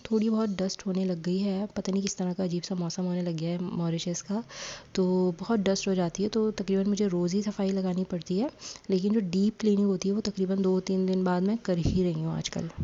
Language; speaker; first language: Urdu; native; Urdu